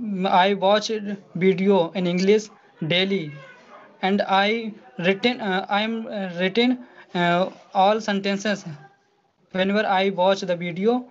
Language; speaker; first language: English; non-native, learner; Hindi